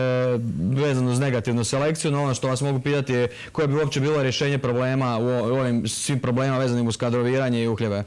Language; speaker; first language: Croatian; native; Croatian